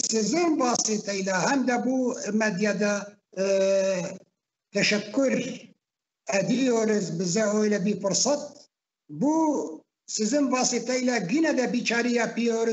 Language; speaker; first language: Turkish; non-native, fluent; Arabic